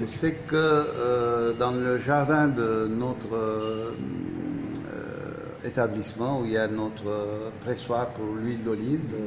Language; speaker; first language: French; non-native, fluent; Turkish